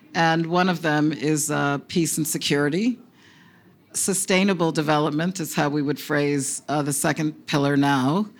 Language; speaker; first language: English; early bilingual, other home language; Spanish